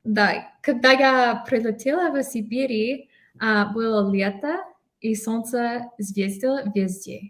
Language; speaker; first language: Russian; non-native, learner; English